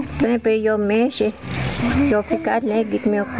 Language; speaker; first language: Portuguese; non-native, local second language; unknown